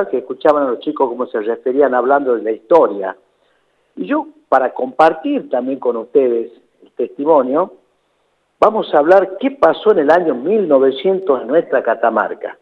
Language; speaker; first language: Spanish; native; Spanish